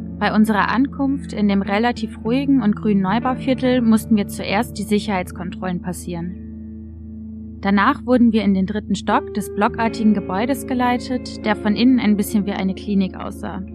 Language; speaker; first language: German; native; German